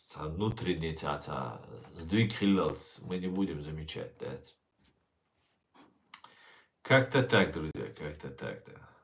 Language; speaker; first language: Russian; non-native, local second language; Chechen